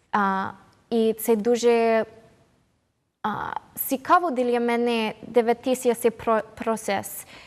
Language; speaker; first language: Ukrainian; non-native, learner; English